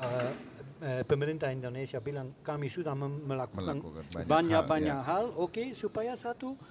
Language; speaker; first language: Indonesian; non-native, fluent; Dutch